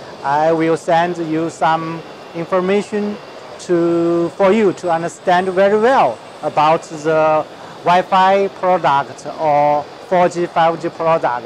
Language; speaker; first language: English; non-native, learner; Chinese